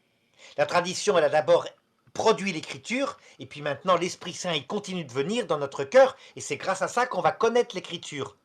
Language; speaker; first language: French; native; French